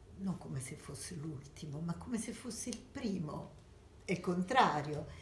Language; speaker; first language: Italian; early bilingual, other home language; Armenian